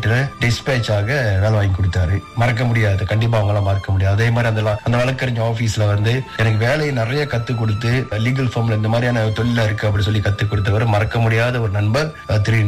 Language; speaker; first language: Tamil; early bilingual, heritage; Tamil